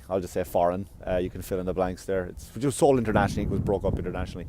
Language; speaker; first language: English; native; English